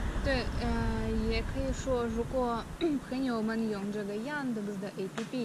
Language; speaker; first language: Chinese; non-native, fluent; Russian